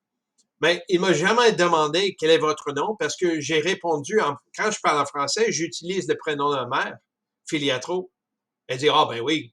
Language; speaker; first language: French; non-native, fluent; English